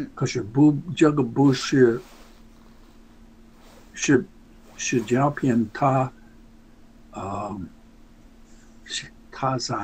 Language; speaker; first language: Chinese; non-native, learner; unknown